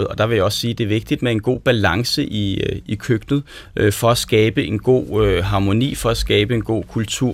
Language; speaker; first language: Danish; native; Danish